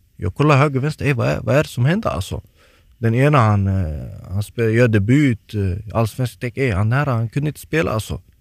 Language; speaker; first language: Swedish; early bilingual, other home language; Turoyo